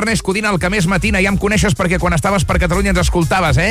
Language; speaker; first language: Catalan; native; Catalan